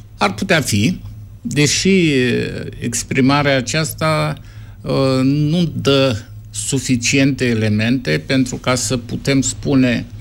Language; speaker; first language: Romanian; native; Romanian